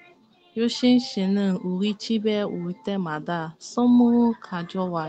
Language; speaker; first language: Korean; non-native, learner; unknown